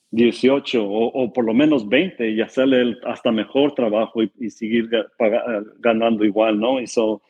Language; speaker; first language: Spanish; early bilingual, heritage; Spanish